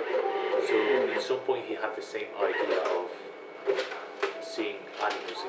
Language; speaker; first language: English; non-native, fluent; Spanish